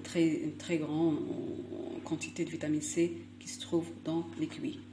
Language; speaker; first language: French; non-native, local second language; Arabic